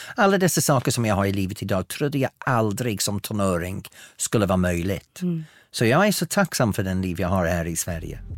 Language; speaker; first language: Swedish; non-native, fluent; English